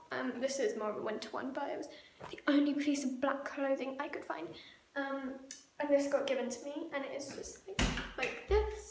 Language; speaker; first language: English; native; English